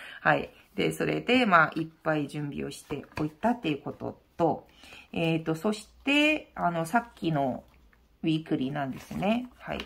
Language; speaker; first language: Japanese; non-native, fluent; Korean